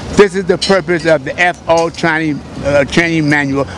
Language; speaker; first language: English; native; English